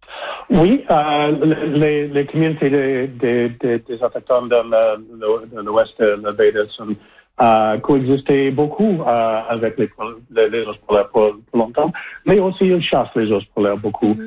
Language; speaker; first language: French; non-native, learner; English